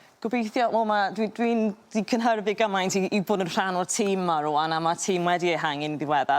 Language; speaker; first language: Welsh; native; Welsh